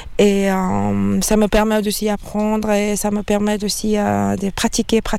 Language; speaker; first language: French; non-native, fluent; Mongolian